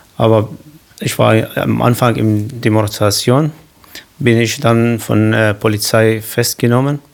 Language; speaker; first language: German; non-native, learner; Kurdish